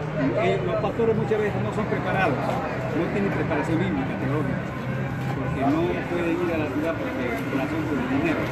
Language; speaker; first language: Spanish; non-native, local second language; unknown